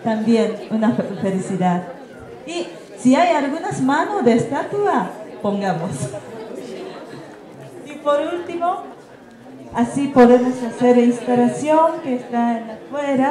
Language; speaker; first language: Spanish; non-native, learner; Japanese